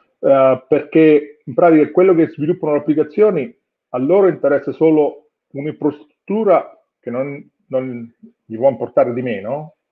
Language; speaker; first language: Italian; native; Italian